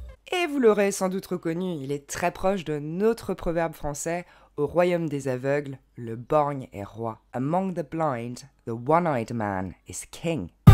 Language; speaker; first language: French; native; French